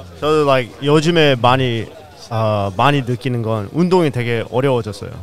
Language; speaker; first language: Korean; early bilingual, heritage; Korean